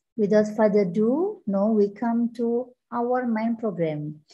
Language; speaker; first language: English; non-native, learner; Indonesian